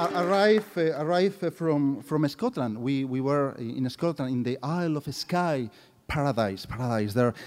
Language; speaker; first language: English; non-native, fluent; Spanish